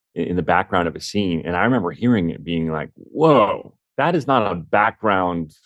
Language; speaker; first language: English; native; English